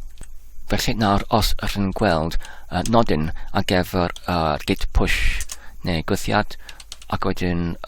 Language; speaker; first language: Welsh; non-native, fluent; English